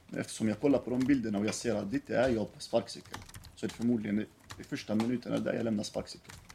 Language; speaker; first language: Swedish; early bilingual, other home language; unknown